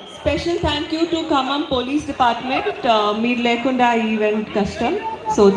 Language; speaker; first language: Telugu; non-native, local second language; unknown